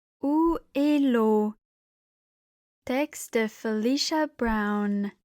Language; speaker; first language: French; non-native, learner; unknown